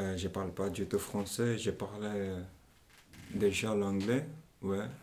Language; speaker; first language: French; non-native, fluent; Portuguese